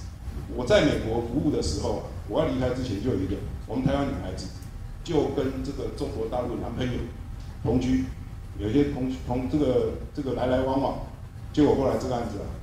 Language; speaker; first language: Chinese; native; Chinese